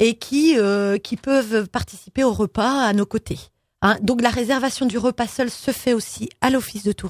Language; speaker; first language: French; native; French